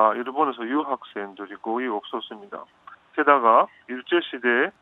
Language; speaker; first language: Korean; non-native, fluent; Japanese